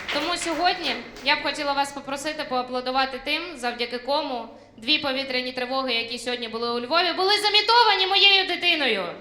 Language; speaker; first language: Ukrainian; non-native, local second language; Russian